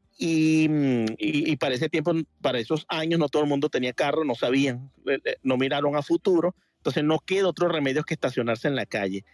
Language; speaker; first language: Spanish; native; Spanish